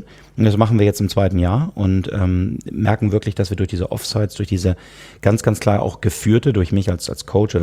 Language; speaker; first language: German; native; German